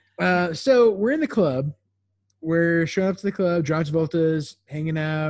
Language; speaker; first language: English; native; English